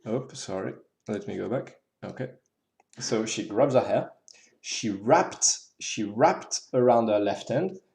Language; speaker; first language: English; non-native, fluent; French